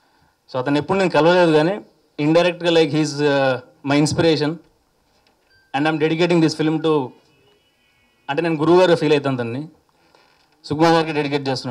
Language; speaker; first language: Telugu; native; Telugu